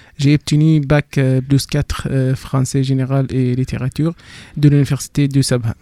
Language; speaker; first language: French; non-native, fluent; Arabic